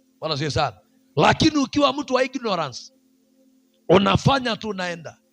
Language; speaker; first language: Swahili; non-native, local second language; Masai